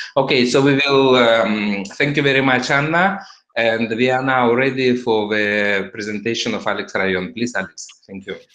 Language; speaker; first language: English; non-native, fluent; Russian